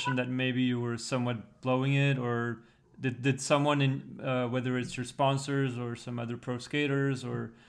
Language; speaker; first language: English; non-native, fluent; French